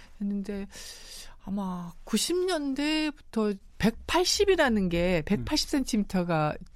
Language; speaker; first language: Korean; native; Korean